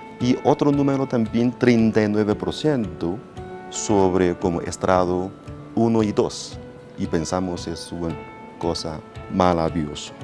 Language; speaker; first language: Spanish; non-native, learner; Chinese